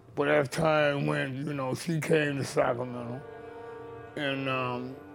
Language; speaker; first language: English; native; English